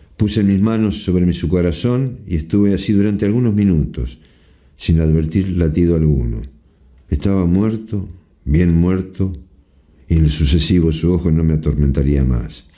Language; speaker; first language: Spanish; native; Spanish